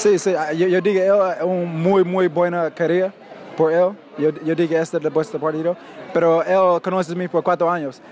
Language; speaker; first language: Spanish; non-native, learner; English